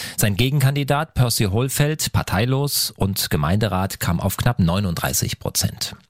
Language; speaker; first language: German; native; German